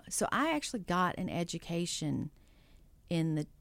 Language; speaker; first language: English; native; English